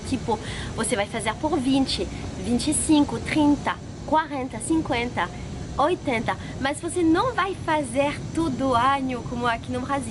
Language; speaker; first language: Portuguese; non-native, fluent; French